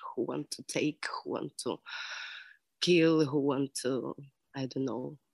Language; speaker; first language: English; non-native, learner; Ukrainian